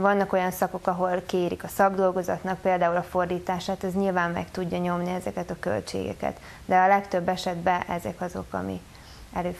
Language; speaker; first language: Hungarian; native; Hungarian